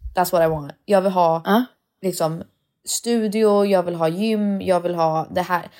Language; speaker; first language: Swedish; early bilingual, heritage; Swedish